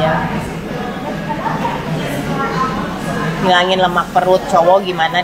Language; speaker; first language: Indonesian; native; Indonesian